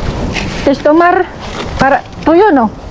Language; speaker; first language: Spanish; non-native, learner; Filipino